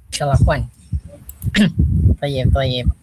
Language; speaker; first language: Arabic; non-native, learner; Indonesian